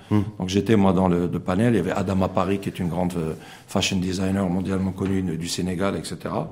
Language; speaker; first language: French; non-native, local second language; Arabic